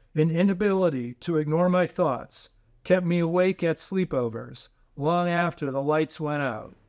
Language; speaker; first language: English; native; English